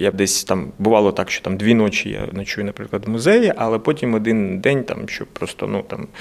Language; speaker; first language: Ukrainian; native; Ukrainian